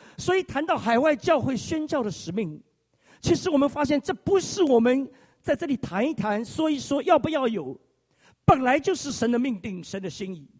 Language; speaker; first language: Chinese; native; Chinese